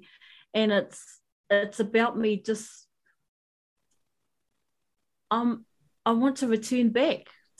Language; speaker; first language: English; native; English